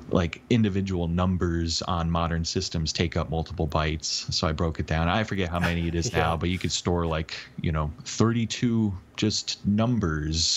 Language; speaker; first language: English; native; English